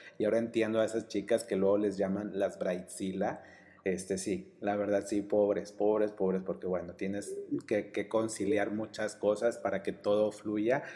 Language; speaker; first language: Spanish; native; Spanish